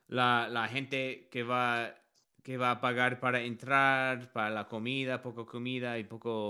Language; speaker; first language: Spanish; non-native, learner; English